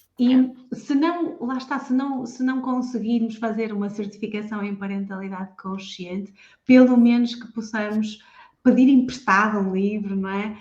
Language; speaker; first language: Portuguese; native; Portuguese